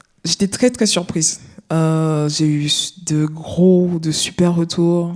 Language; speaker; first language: French; native; French